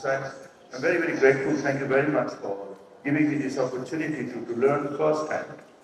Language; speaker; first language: English; non-native, local second language; Bangla